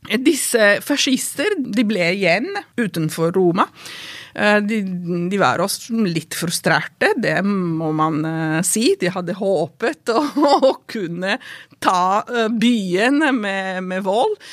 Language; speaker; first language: Norwegian; non-native, fluent; Italian